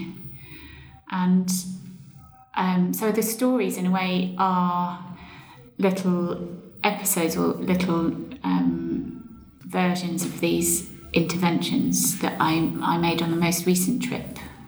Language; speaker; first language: English; native; English